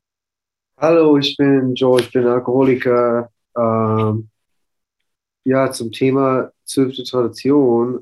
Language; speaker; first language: German; non-native, fluent; English